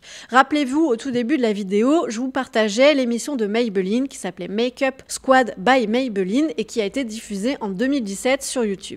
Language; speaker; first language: French; native; French